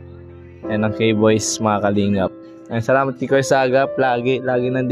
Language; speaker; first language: Filipino; non-native, local second language; Bikol